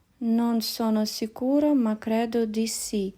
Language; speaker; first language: Italian; non-native, fluent; Ukrainian